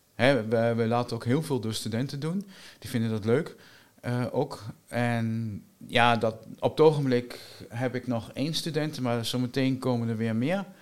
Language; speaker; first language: Dutch; native; Dutch